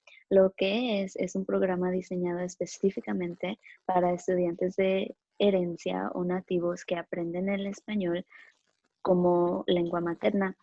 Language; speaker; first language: Spanish; early bilingual, other home language; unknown